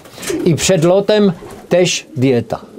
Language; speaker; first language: Polish; non-native, learner; Czech